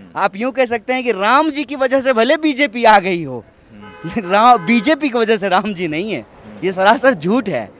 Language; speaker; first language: Hindi; native; Hindi